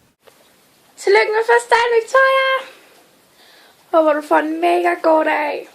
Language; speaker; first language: Danish; native; Danish